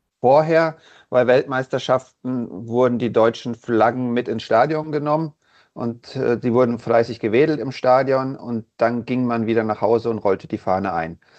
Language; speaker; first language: German; native; German